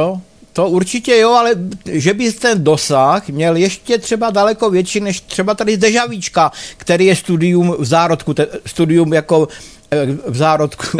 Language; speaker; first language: Czech; native; Czech